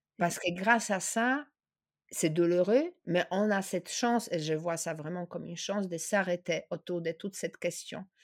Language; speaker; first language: French; non-native, fluent; Polish